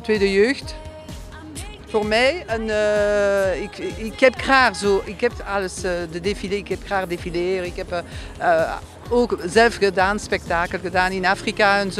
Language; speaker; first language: Dutch; non-native, fluent; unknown